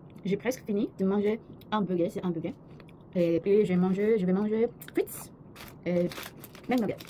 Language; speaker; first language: French; non-native, learner; Korean